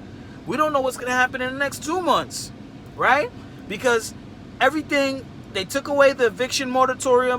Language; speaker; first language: English; native; English